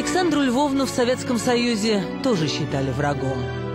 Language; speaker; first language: Russian; native; Russian